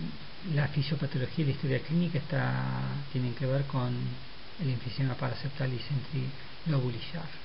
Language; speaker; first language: Spanish; native; Spanish